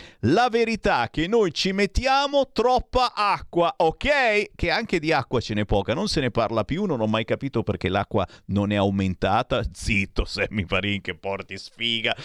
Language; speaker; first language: Italian; native; Italian